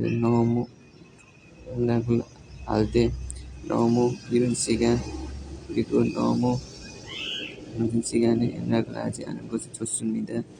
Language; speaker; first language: Korean; non-native, learner; Nepali